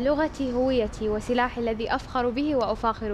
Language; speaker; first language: Arabic; native; Arabic